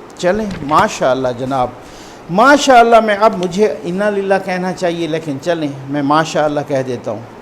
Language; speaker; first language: Urdu; native; Urdu